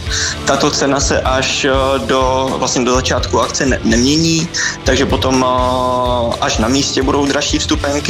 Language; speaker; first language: Czech; native; Czech